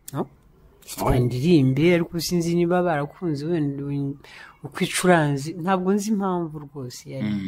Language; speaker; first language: Kinyarwanda; early bilingual, heritage; Kinyarwanda